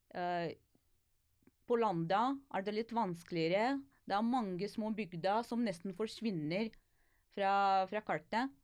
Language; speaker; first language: Norwegian; non-native, fluent; Ukrainian